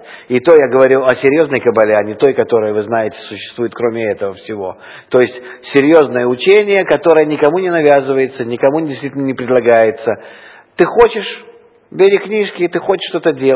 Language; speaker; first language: Russian; native; Russian